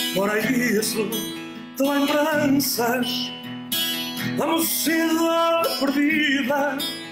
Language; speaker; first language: Portuguese; early bilingual, heritage; Portuguese